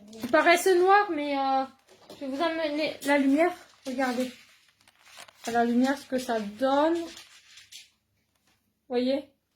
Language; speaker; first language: French; native; French